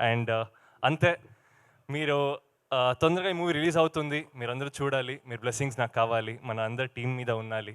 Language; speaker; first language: Telugu; non-native, learner; Kannada